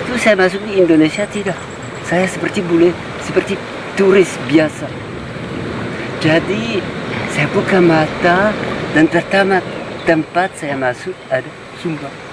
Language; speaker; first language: Indonesian; non-native, fluent; French